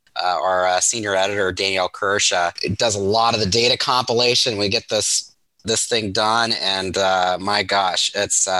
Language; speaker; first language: English; native; English